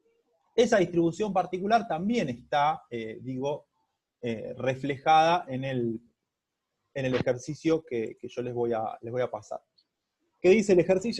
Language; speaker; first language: Spanish; native; Spanish